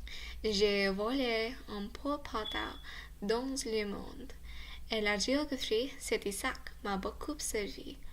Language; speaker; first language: French; non-native, learner; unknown